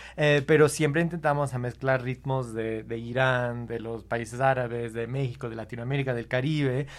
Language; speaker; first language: Spanish; early bilingual, other home language; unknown